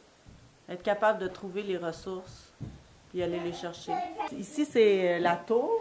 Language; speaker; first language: French; native; French